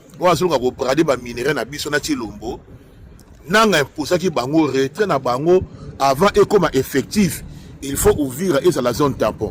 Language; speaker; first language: Lingala; non-native, local second language; Kongo